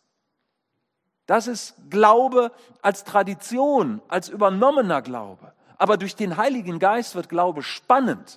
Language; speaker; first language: German; native; German